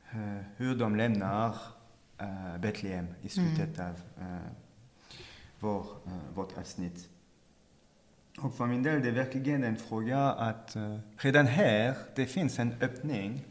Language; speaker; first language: Swedish; non-native, fluent; French